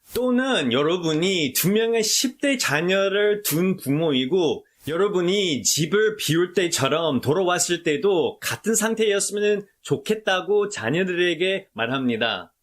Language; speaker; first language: Korean; non-native, fluent; English